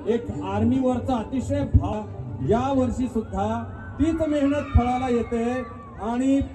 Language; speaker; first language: Marathi; native; Marathi